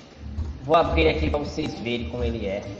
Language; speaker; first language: Portuguese; native; Portuguese